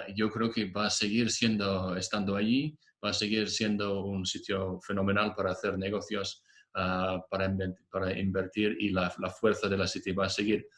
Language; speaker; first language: Spanish; non-native, fluent; English